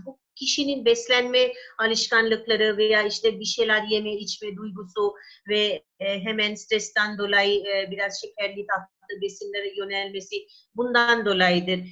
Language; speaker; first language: Turkish; non-native, fluent; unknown